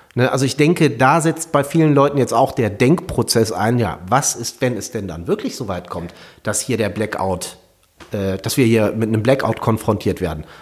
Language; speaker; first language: German; native; German